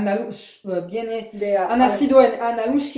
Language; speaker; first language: Spanish; non-native, learner; French